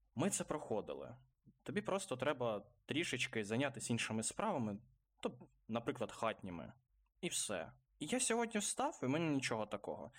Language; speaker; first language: Ukrainian; non-native, local second language; Russian